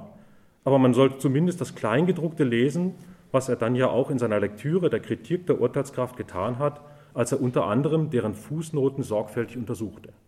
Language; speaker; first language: German; native; German